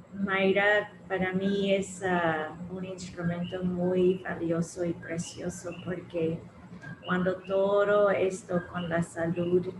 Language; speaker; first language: Spanish; non-native, fluent; English